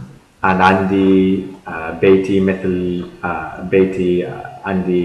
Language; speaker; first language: Arabic; non-native, learner; English